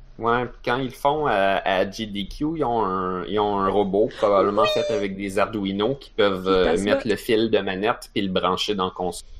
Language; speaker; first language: French; native; French